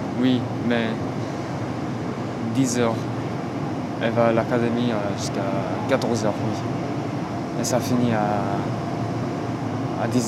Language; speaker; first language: French; non-native, fluent; Korean